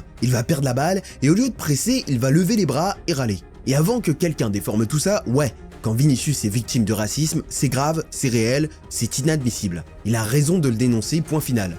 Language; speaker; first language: French; native; French